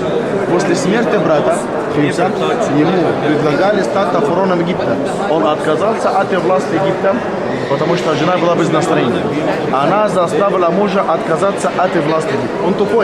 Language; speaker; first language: Russian; non-native, fluent; Arabic